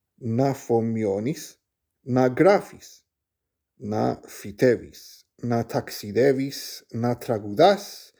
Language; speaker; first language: Greek; non-native, learner; Maltese